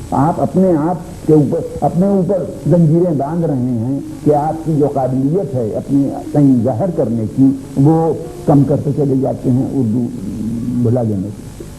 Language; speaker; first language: Urdu; native; Urdu